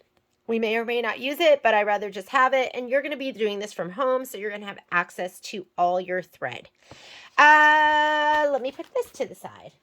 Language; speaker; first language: English; native; English